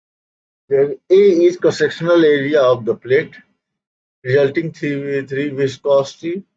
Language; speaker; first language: English; non-native, local second language; Hindi